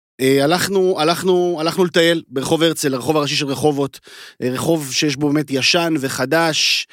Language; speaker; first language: Hebrew; native; Hebrew